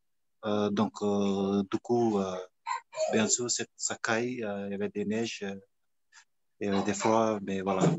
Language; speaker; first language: French; non-native, fluent; Fijian